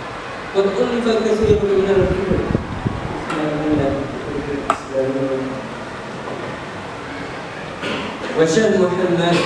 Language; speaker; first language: Arabic; non-native, learner; Indonesian